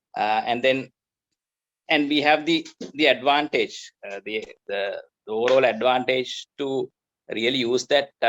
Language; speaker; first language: English; non-native, local second language; Sinhala